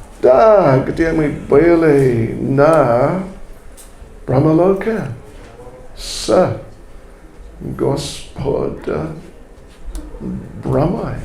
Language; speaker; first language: Russian; non-native, learner; English